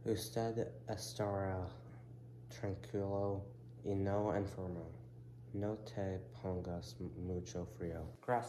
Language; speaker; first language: Spanish; non-native, learner; English